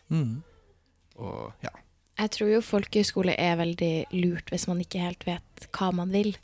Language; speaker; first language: Norwegian; native; Norwegian